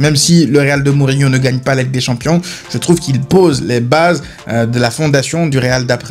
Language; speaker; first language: French; native; French